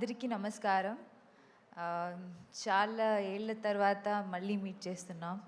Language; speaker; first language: Telugu; non-native, fluent; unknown